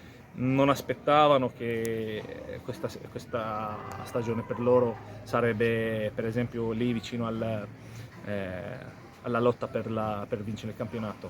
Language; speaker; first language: Italian; non-native, fluent; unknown